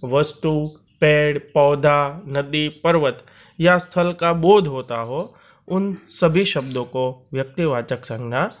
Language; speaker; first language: Hindi; non-native, local second language; Gujarati